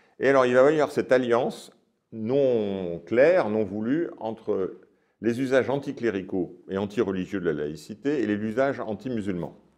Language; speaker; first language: French; native; French